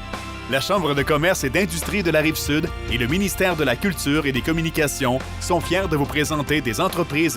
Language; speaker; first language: French; native; French